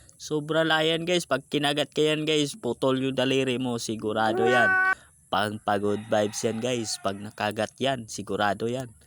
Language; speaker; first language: Filipino; non-native, local second language; Cebuano